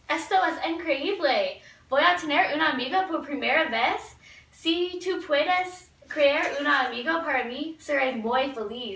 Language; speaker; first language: Spanish; non-native, learner; English